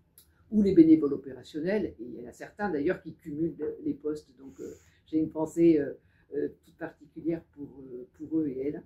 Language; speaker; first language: French; native; French